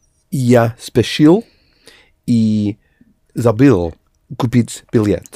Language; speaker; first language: Russian; non-native, learner; English